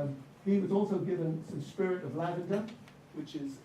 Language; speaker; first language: English; native; English